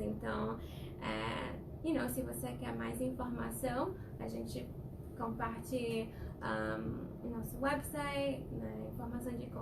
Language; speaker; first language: Portuguese; non-native, fluent; Spanish